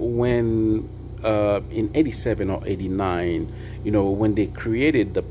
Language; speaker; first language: English; non-native, local second language; Haitian Creole